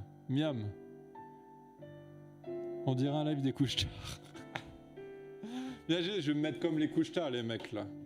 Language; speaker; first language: French; native; French